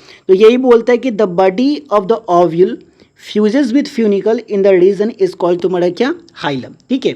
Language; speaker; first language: Hindi; native; Hindi